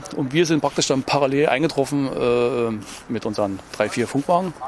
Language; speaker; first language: German; native; German